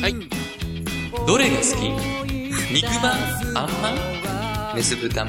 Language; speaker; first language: Japanese; native; Japanese